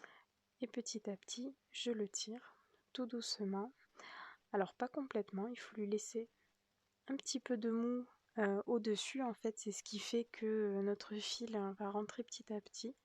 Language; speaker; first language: French; native; French